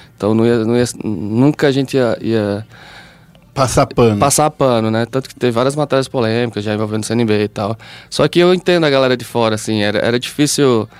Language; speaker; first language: Portuguese; native; Portuguese